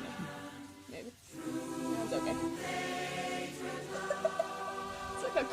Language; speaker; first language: English; native; English